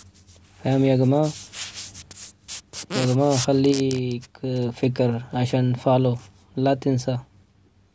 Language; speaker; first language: Arabic; non-native, learner; Urdu